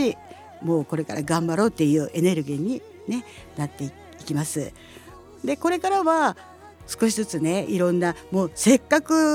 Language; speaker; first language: Japanese; native; Japanese